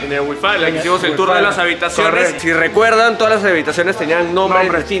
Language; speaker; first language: Spanish; native; Spanish